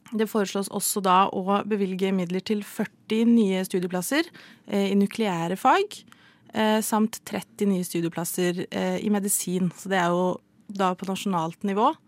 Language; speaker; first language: Norwegian; native; Norwegian